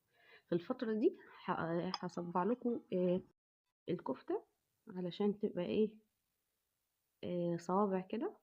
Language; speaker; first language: Arabic; native; Arabic